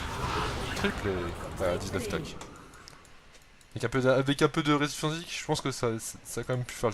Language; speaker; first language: French; native; French